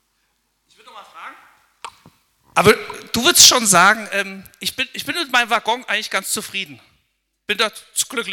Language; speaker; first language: German; native; German